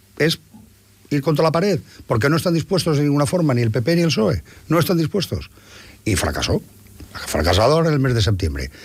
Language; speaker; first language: Spanish; non-native, local second language; Catalan